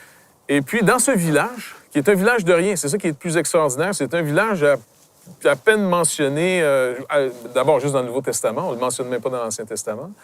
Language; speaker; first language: French; native; French